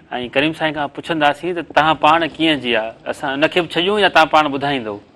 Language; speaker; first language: Sindhi; native; Sindhi